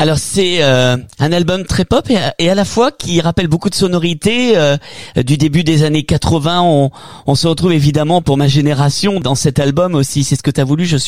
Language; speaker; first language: French; native; French